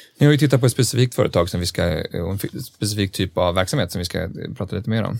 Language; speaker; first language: Swedish; native; Swedish